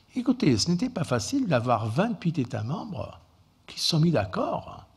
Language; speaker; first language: French; non-native, fluent; Portuguese